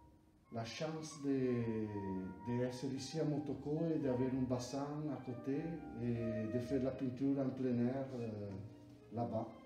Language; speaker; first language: French; non-native, learner; Italian